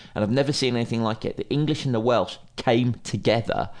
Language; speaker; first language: English; native; English